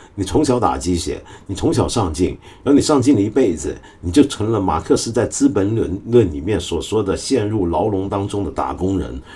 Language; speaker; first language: Chinese; early bilingual, other home language; Cantonese